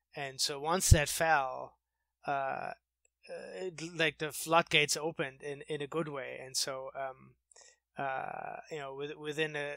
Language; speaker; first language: English; non-native, fluent; German